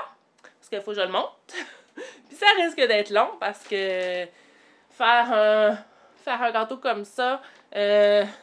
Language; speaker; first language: French; native; French